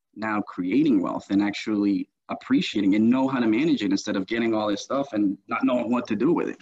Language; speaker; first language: English; native; English